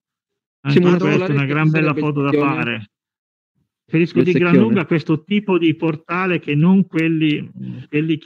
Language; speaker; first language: Italian; native; Italian